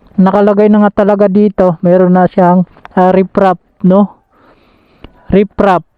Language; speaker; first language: Filipino; non-native, local second language; Waray